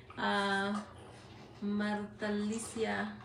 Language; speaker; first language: Spanish; early bilingual, heritage; Spanish